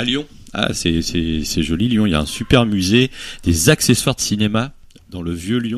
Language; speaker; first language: French; native; French